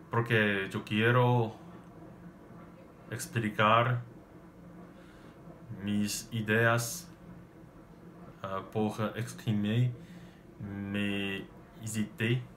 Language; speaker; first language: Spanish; non-native, learner; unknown